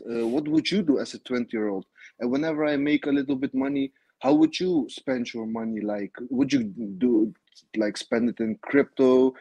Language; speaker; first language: English; non-native, fluent; Dutch